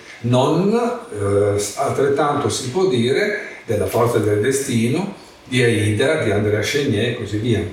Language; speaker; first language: Italian; native; Italian